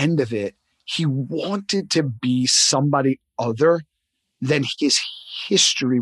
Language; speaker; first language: English; native; English